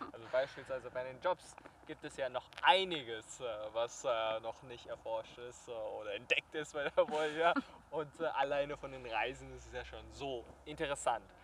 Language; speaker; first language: German; non-native, fluent; Chinese